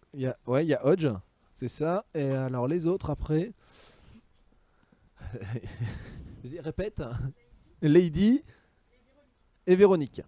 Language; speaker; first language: French; native; French